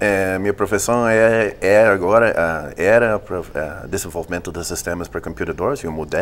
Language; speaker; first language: Portuguese; non-native, fluent; English